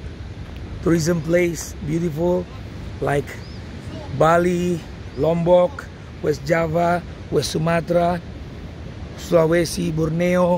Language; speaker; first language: English; non-native, learner; Indonesian